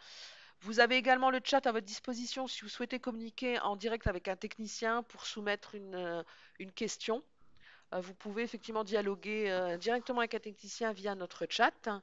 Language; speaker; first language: French; native; French